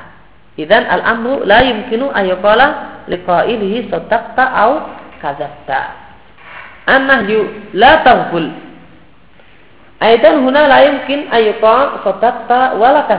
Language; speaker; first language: Arabic; non-native, fluent; Indonesian